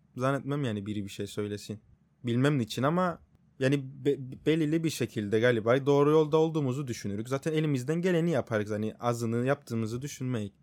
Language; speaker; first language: Turkish; native; Turkish